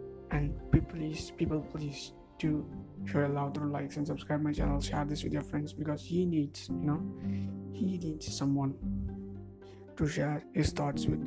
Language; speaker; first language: English; non-native, local second language; Tamil